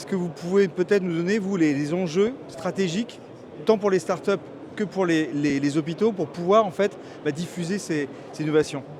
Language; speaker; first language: French; native; French